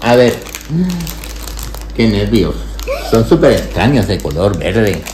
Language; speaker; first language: Spanish; native; Spanish